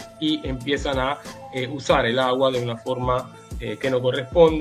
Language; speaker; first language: Spanish; native; Spanish